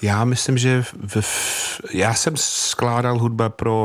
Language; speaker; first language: Czech; non-native, fluent; English